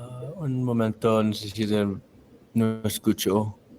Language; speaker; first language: Spanish; non-native, learner; English